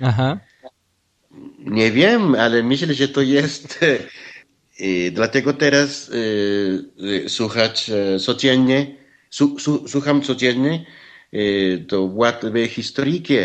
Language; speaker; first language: Polish; non-native, learner; Spanish